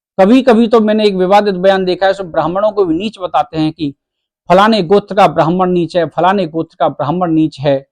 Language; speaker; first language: Hindi; native; Hindi